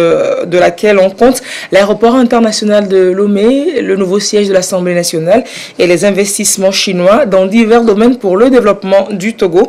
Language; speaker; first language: French; native; French